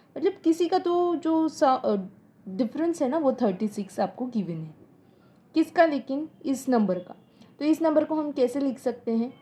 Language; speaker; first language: Hindi; non-native, local second language; Marathi